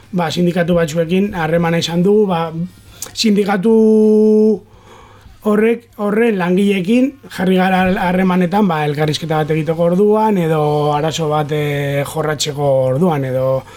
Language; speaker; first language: Basque; non-native, local second language; Spanish